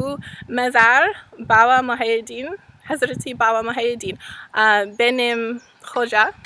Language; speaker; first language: Turkish; non-native, learner; English